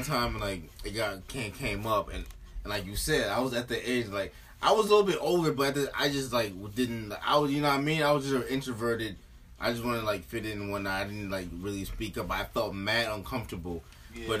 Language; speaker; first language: English; native; English